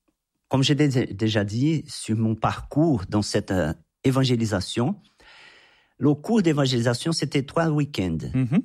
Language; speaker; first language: French; non-native, fluent; Portuguese